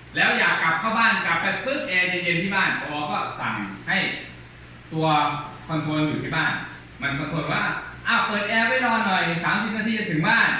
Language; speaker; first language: Thai; non-native, local second language; Lao